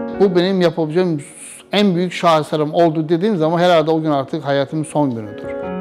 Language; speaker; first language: Turkish; non-native, fluent; Persian